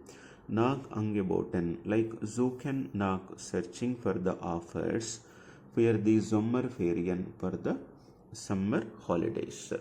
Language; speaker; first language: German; non-native, fluent; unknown